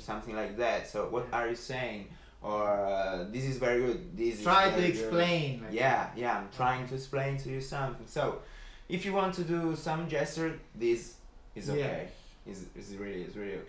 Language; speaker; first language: English; non-native, fluent; Italian